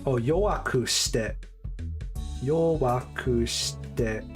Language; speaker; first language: Japanese; non-native, learner; English